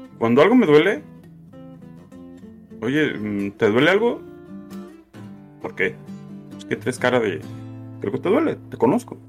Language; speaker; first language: Spanish; native; Spanish